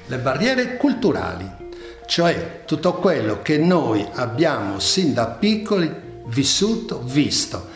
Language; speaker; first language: Italian; native; Italian